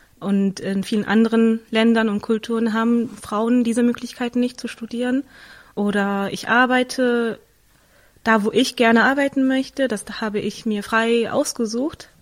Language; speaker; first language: German; early bilingual, other home language; Tamil